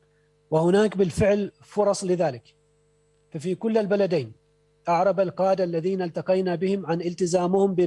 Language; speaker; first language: Arabic; native; Arabic